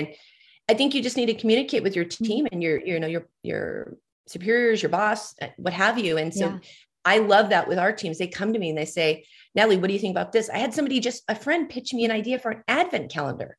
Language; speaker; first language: English; native; English